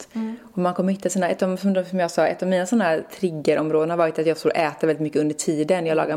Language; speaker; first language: Swedish; native; Swedish